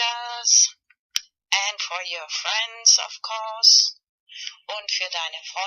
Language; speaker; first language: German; non-native, fluent; Spanish